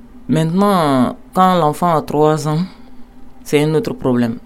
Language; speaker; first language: French; non-native, local second language; Bambara